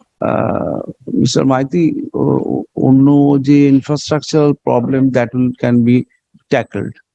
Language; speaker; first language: English; non-native, local second language; Bangla